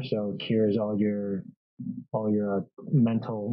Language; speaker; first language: English; native; English